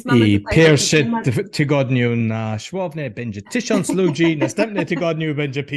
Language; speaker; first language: Polish; non-native, learner; English